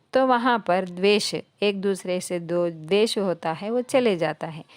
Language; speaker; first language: Hindi; non-native, local second language; Telugu